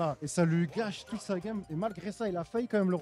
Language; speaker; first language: French; native; French